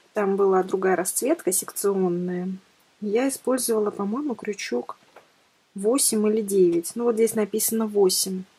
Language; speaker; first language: Russian; native; Russian